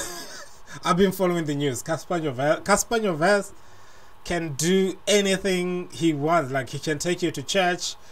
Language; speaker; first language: English; non-native, local second language; Tswana